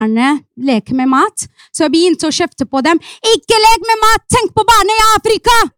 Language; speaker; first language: Norwegian; non-native, fluent; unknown